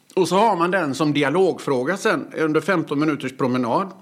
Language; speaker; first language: Swedish; native; Swedish